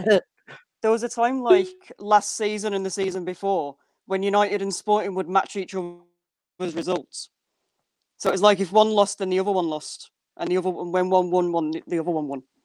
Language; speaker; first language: English; native; English